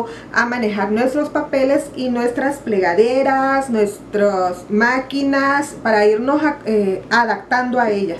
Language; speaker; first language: Spanish; native; Spanish